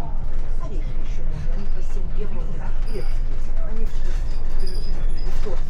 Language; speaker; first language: Russian; native; Russian